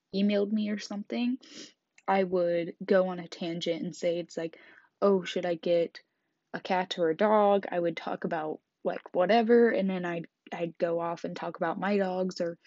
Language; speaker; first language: English; native; English